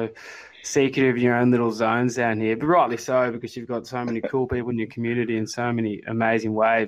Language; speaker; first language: English; native; English